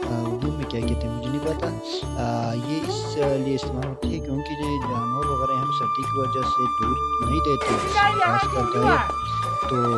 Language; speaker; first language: Hindi; non-native, local second language; Balti